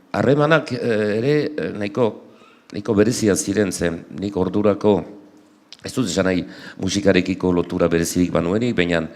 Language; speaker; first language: Basque; native; Basque